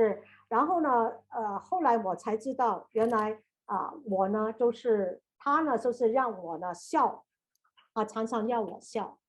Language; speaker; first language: Chinese; native; Chinese